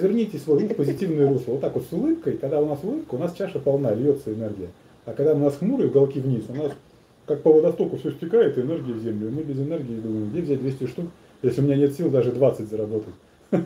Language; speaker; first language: Russian; native; Russian